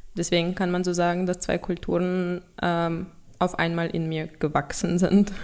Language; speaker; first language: German; non-native, fluent; Russian